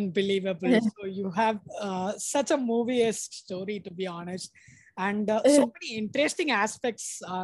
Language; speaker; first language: English; non-native, local second language; Tamil